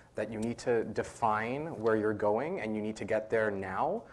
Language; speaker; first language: English; native; English